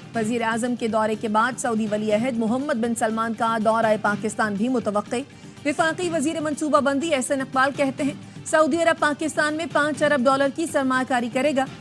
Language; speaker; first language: Urdu; native; Urdu